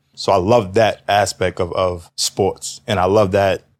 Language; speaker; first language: English; native; English